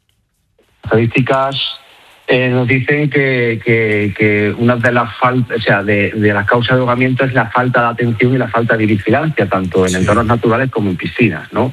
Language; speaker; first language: Spanish; native; Spanish